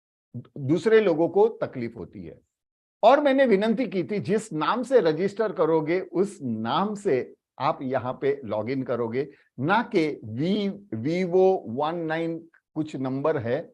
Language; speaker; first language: Hindi; native; Hindi